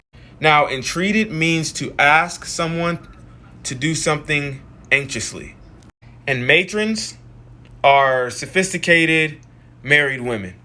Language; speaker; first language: English; native; English